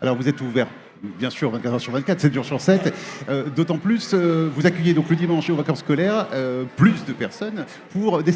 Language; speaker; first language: French; native; French